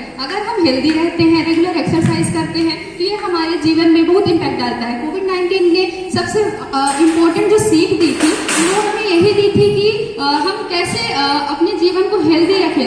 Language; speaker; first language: Hindi; native; Hindi